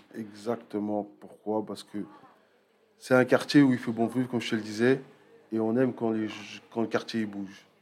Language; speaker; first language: French; native; French